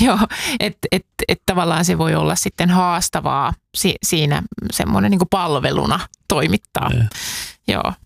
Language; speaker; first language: Finnish; native; Finnish